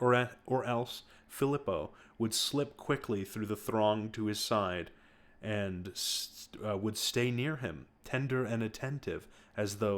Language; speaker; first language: English; native; English